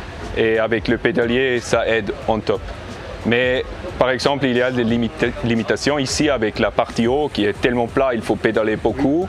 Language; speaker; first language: French; non-native, learner; English